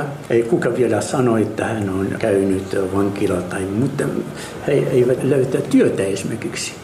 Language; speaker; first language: Finnish; non-native, fluent; Arabic